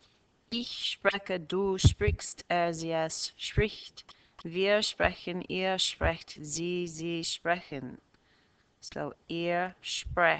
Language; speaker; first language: German; non-native, fluent; English